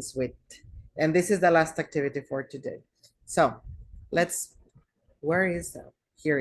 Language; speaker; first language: English; non-native, fluent; Spanish